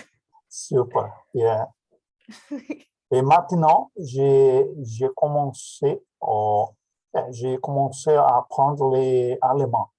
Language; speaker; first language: French; non-native, learner; Portuguese